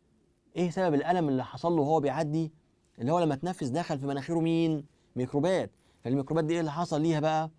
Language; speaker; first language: Arabic; native; Arabic